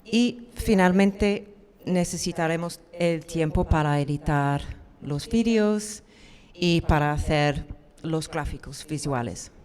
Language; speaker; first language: Spanish; non-native, fluent; English